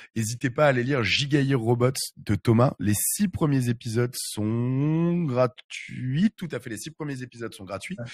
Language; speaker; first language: French; native; French